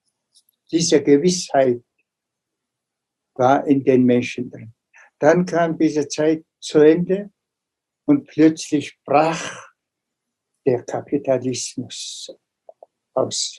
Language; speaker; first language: German; non-native, fluent; Tuvinian